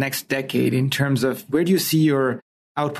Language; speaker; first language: English; non-native, local second language; Urdu